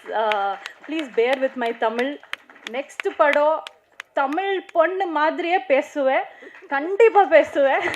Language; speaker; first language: Tamil; non-native, learner; Kannada